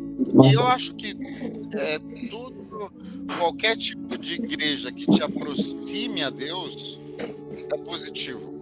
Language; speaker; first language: Portuguese; early bilingual, other home language; Spanish